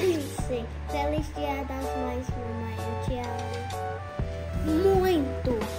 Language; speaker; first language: Portuguese; early bilingual, heritage; Portuguese